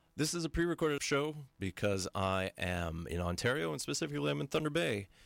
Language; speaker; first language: English; native; English